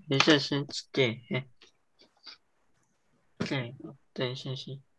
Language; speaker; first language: Chinese; early bilingual, heritage; English